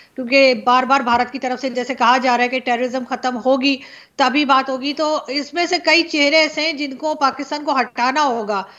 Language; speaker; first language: Urdu; native; Urdu